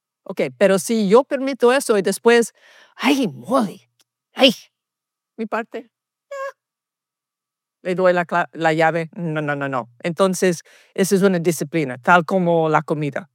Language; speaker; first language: Spanish; early bilingual, heritage; Spanish